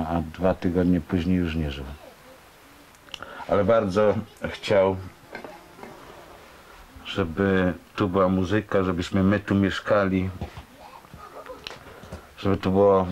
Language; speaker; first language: Polish; native; Polish